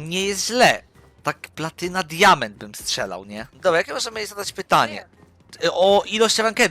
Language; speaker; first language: Polish; native; Polish